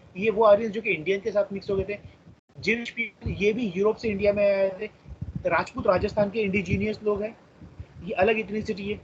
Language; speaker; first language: Hindi; non-native, local second language; Marathi